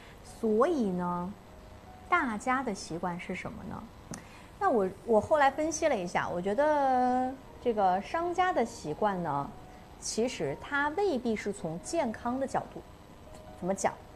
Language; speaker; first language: Chinese; native; Chinese